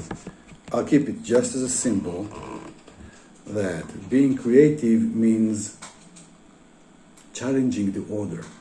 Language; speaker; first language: English; non-native, fluent; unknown